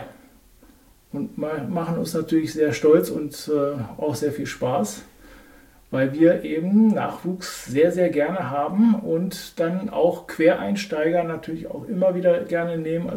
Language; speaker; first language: German; native; German